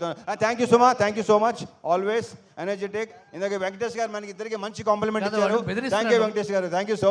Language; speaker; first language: Telugu; native; Telugu